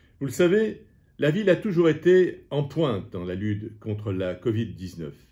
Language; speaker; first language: French; native; French